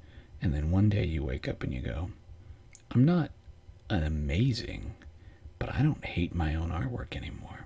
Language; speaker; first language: English; native; English